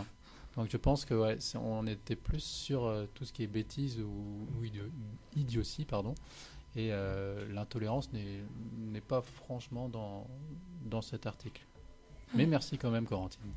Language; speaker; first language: French; native; French